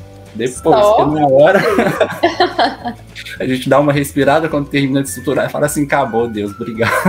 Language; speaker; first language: Portuguese; native; Portuguese